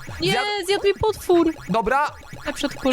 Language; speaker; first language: Polish; native; Polish